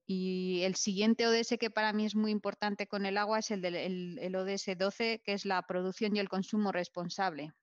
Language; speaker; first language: Spanish; native; Spanish